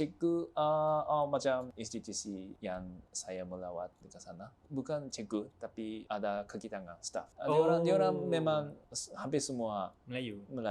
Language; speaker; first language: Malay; non-native, fluent; Japanese